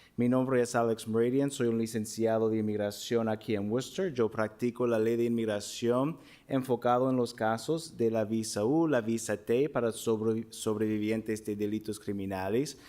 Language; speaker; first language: Spanish; non-native, fluent; English